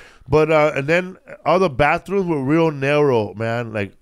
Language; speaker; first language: English; early bilingual, other home language; Spanish